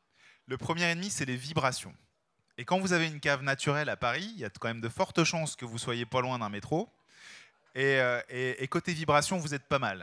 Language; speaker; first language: French; native; French